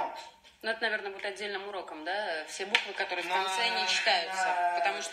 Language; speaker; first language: Russian; native; Russian